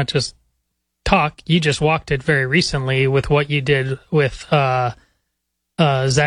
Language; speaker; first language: English; native; English